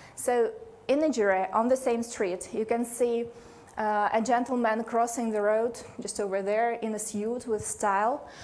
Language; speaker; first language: English; non-native, fluent; Russian